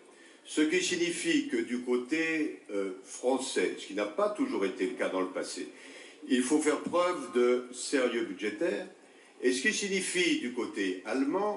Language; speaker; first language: French; native; French